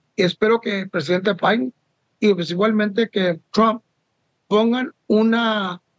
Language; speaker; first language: Spanish; early bilingual, heritage; Spanish